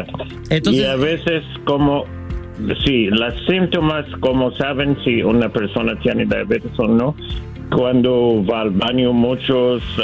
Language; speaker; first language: Spanish; non-native, learner; English